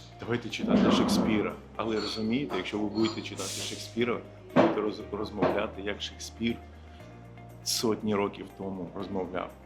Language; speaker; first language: Ukrainian; non-native, local second language; Russian